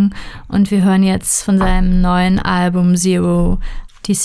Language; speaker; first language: German; native; German